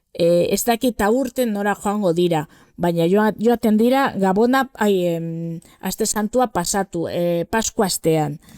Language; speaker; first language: Basque; non-native, local second language; Spanish